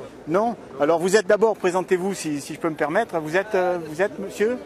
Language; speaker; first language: French; native; French